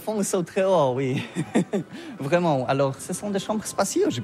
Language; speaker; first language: French; non-native, learner; Polish